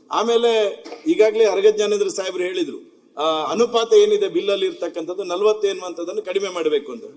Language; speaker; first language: Kannada; native; Kannada